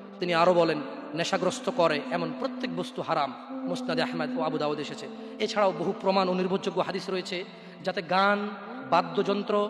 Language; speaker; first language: Bangla; early bilingual, heritage; Bangla